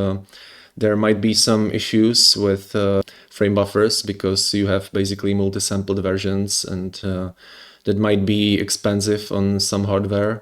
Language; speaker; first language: English; non-native, fluent; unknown